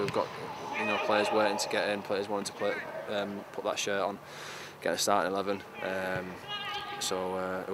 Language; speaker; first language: English; native; English